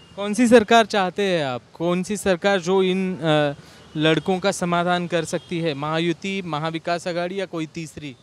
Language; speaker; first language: Hindi; non-native, local second language; Marathi